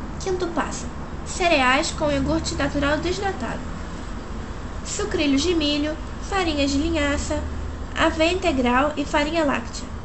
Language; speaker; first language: Portuguese; native; Portuguese